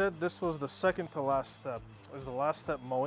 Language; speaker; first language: English; native; English